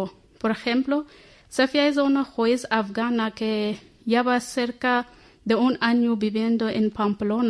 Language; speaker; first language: Spanish; non-native, learner; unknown